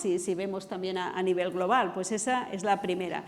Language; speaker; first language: Spanish; non-native, local second language; Catalan